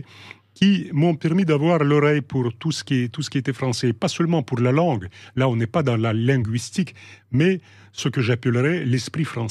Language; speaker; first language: French; non-native, fluent; Russian